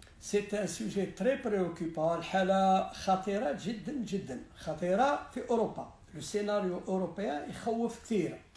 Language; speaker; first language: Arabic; native; Arabic